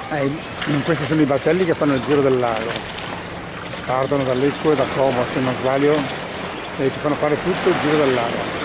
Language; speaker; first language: Italian; native; Italian